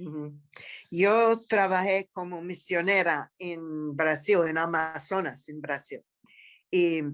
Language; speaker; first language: Spanish; non-native, fluent; English